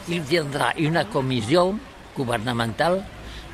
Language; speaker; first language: French; non-native, learner; Catalan